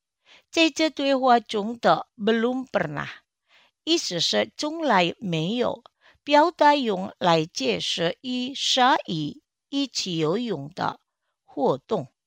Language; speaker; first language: Chinese; non-native, fluent; Indonesian